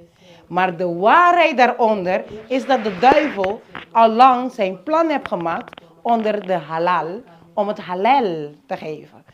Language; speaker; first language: Dutch; non-native, local second language; Papiamento